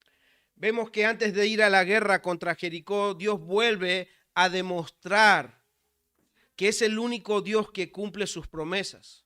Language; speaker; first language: Spanish; native; Spanish